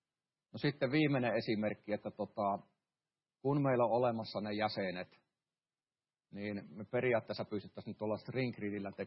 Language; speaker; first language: Finnish; native; Finnish